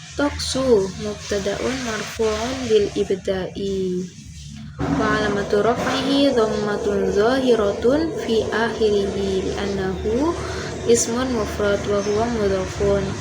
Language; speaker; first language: Arabic; non-native, learner; Indonesian